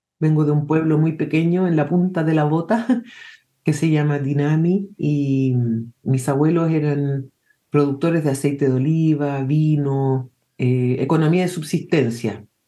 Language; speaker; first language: Spanish; early bilingual, heritage; Spanish